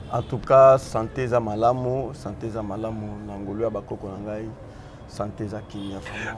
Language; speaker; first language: Lingala; non-native, local second language; Luba-Lulua